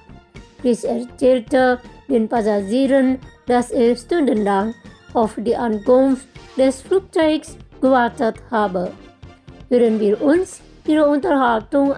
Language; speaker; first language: German; non-native, fluent; Indonesian